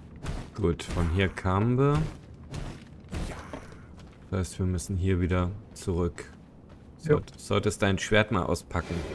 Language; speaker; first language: German; native; German